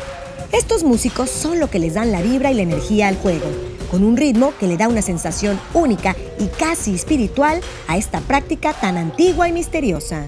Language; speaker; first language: Spanish; native; Spanish